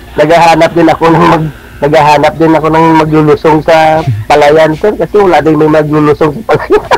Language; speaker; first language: Filipino; non-native, local second language; Hiligaynon